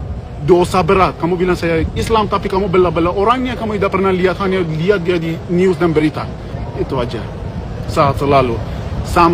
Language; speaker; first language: Indonesian; non-native, learner; Persian